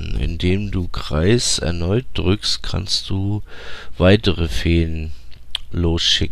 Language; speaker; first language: German; native; German